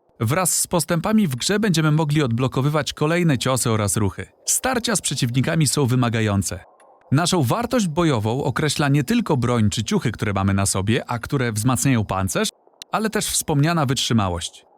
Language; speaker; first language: Polish; native; Polish